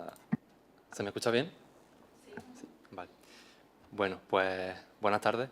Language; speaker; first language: Spanish; native; Spanish